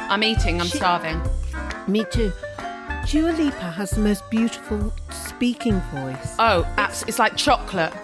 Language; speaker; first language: English; early bilingual, other home language; Albanian